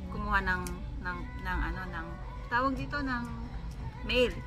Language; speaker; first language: Filipino; native; Filipino